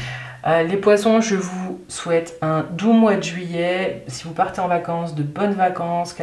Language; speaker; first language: French; native; French